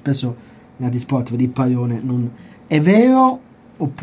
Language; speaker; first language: Italian; native; Italian